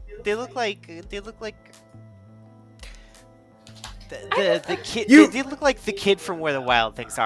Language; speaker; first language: English; native; English